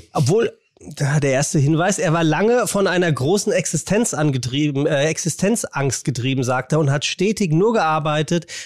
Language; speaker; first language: German; native; German